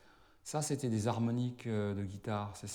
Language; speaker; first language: French; native; French